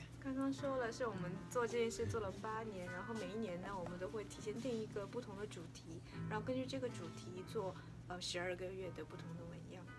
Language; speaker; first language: Chinese; native; Chinese